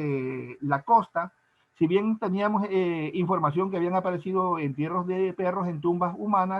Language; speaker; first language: Spanish; native; Spanish